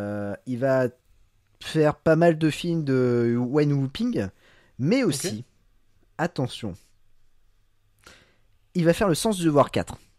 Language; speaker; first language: French; native; French